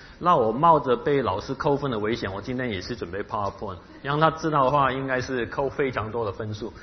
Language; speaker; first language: Chinese; non-native, local second language; Cantonese